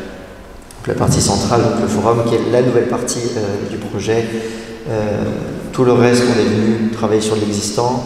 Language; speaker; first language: French; native; French